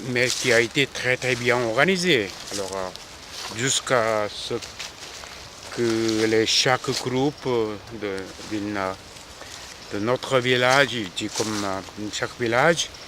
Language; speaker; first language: French; non-native, fluent; Korean